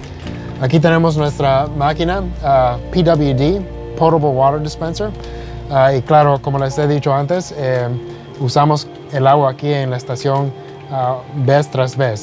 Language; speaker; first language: Spanish; early bilingual, heritage; Spanish